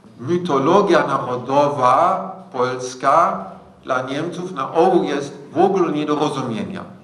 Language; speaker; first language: Polish; non-native, fluent; German